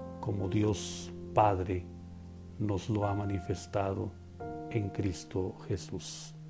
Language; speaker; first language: Spanish; native; Spanish